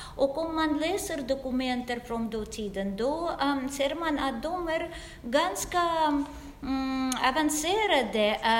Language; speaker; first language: Swedish; non-native, fluent; Russian